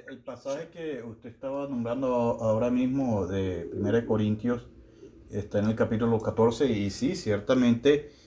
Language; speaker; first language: Spanish; native; Spanish